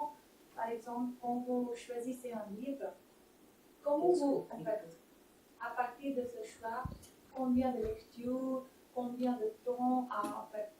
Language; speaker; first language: French; non-native, learner; Marathi